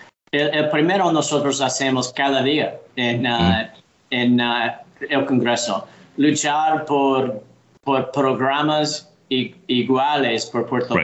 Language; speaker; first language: Spanish; non-native, learner; English